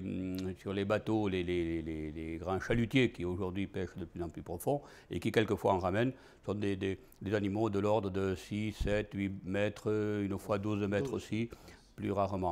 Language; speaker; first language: French; native; French